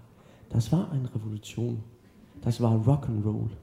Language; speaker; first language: German; non-native, fluent; Danish